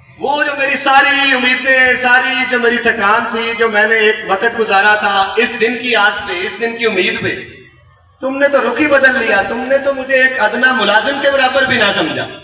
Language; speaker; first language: Urdu; non-native, local second language; Punjabi